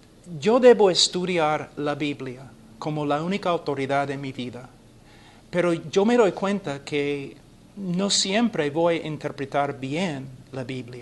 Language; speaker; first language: Spanish; non-native, fluent; English